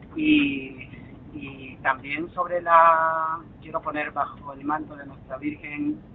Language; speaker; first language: Spanish; native; Spanish